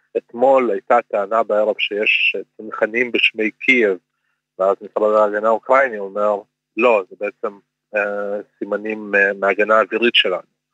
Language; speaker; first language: Hebrew; early bilingual, other home language; Russian